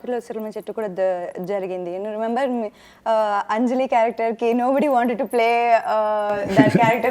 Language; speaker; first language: Telugu; non-native, fluent; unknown